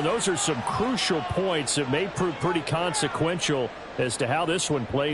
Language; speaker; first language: English; native; English